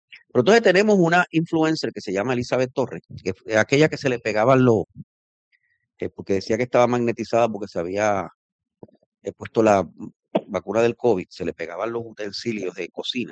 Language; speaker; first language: Spanish; native; Spanish